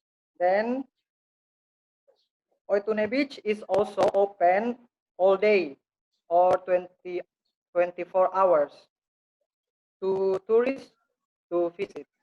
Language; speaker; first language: English; non-native, learner; Indonesian